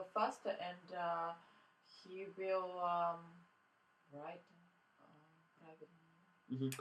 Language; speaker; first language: English; non-native, learner; Russian